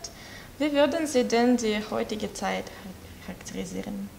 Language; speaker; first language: German; non-native, learner; Russian